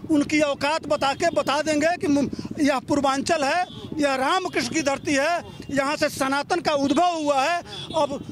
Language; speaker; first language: Hindi; native; Hindi